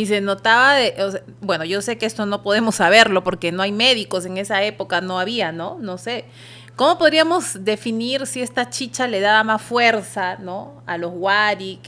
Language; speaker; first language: Spanish; native; Spanish